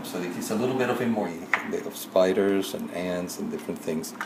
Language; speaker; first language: English; non-native, fluent; Spanish